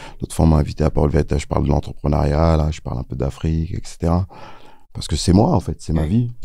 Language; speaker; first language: French; early bilingual, other home language; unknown